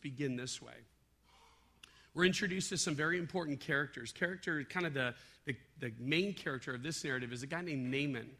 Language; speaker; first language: English; native; English